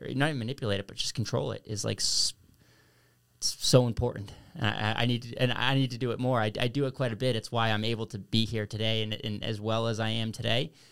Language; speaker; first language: English; native; English